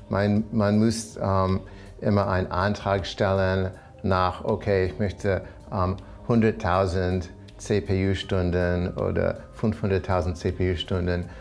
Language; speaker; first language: German; non-native, fluent; English